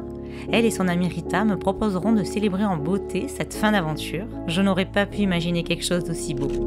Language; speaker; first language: French; native; French